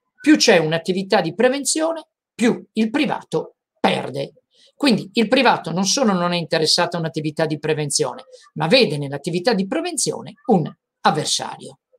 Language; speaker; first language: Italian; native; Italian